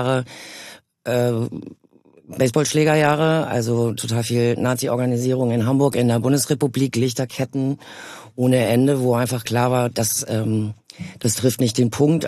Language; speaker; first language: German; native; German